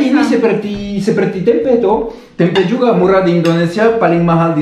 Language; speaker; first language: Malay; non-native, learner; Swiss German